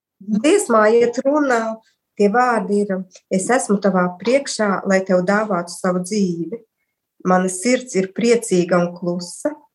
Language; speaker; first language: Latvian; native; Latvian